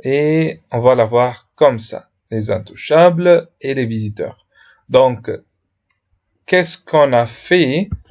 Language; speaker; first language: French; non-native, fluent; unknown